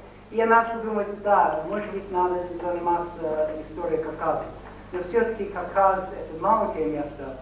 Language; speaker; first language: Russian; non-native, fluent; English